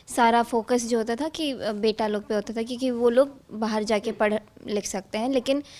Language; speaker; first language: Hindi; native; Hindi